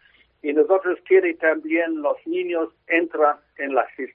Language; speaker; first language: Spanish; non-native, learner; English